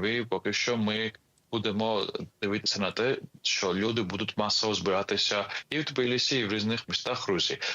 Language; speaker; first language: Ukrainian; non-native, fluent; Georgian